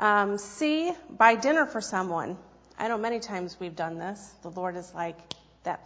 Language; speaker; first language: English; native; English